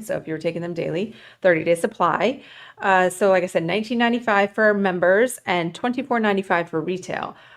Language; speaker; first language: English; native; English